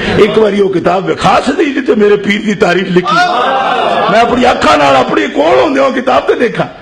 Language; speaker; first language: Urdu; non-native, local second language; Punjabi